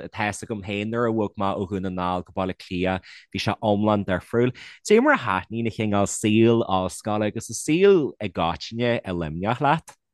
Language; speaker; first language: Irish; native; Irish